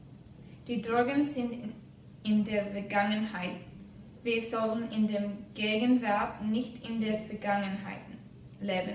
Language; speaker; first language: German; non-native, learner; English